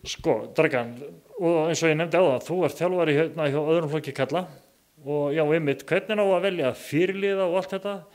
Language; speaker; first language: Icelandic; native; Icelandic